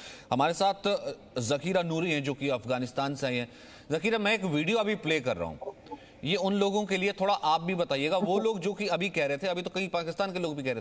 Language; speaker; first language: Hindi; native; Hindi